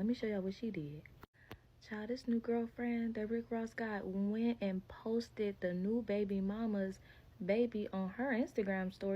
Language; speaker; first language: English; native; English